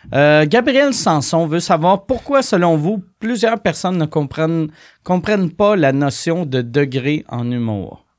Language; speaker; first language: French; native; French